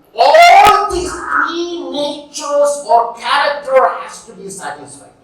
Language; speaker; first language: English; non-native, local second language; Malayalam